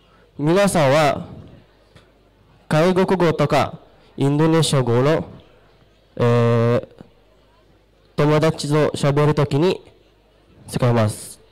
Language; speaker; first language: Japanese; non-native, learner; Sundanese